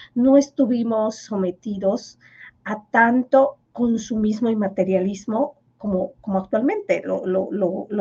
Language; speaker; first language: Spanish; non-native, local second language; Yucateco